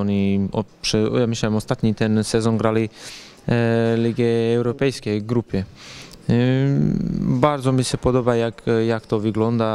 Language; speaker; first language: Polish; non-native, learner; Serbian